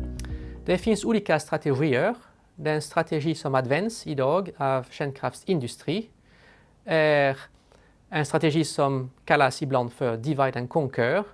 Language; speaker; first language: Swedish; non-native, fluent; French